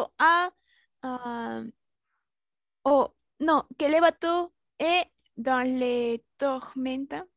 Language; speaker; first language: French; non-native, learner; Spanish